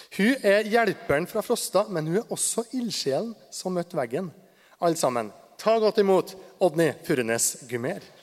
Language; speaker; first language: Norwegian; native; Norwegian